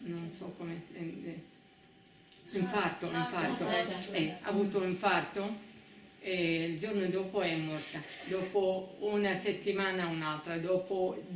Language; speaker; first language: Italian; non-native, fluent; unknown